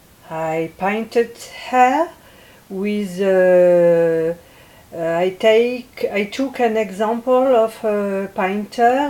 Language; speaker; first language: English; non-native, learner; French